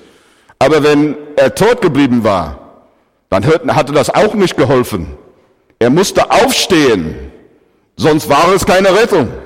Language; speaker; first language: German; non-native, fluent; English